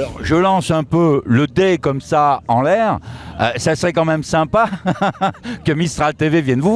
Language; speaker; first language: French; native; French